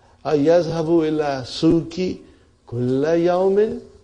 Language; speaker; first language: Arabic; non-native, fluent; English